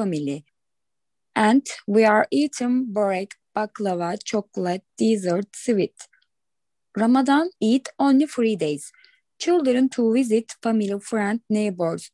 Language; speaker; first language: English; non-native, learner; Turkish